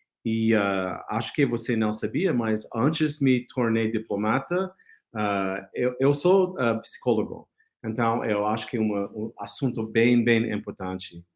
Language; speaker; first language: Portuguese; non-native, fluent; English